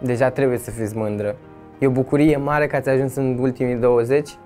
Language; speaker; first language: Romanian; native; Romanian